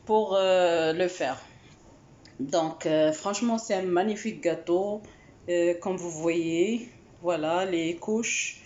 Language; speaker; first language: French; non-native, local second language; Arabic